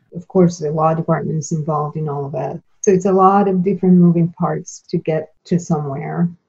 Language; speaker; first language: English; non-native, fluent; Spanish